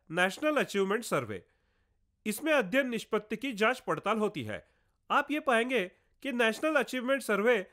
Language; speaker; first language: Hindi; non-native, local second language; Marathi